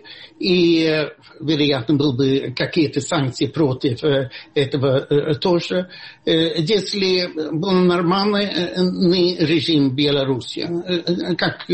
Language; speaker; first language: Russian; non-native, fluent; Swedish